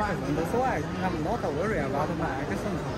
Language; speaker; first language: English; non-native, learner; Chinese